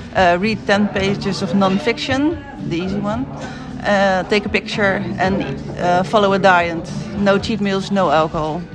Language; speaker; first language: English; non-native, fluent; Dutch